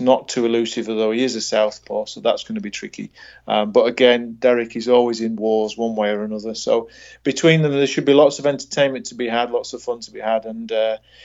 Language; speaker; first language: English; native; English